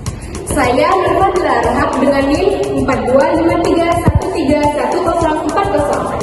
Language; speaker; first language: Indonesian; native; Indonesian